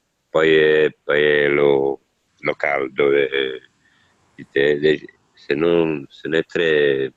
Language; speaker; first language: French; non-native, learner; Italian